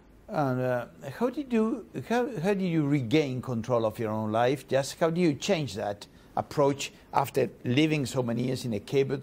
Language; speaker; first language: English; non-native, fluent; Spanish